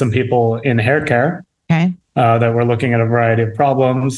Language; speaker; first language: English; native; English